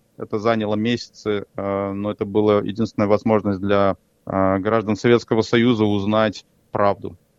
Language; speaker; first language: Russian; native; Russian